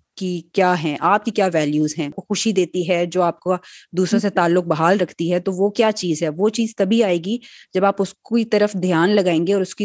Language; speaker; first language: Urdu; native; Urdu